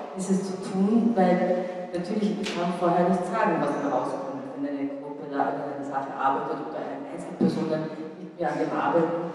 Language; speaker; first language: German; non-native, fluent; Japanese